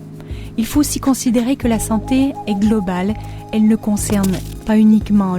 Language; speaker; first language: French; native; French